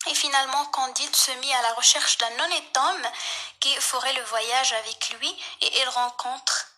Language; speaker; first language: French; non-native, local second language; Arabic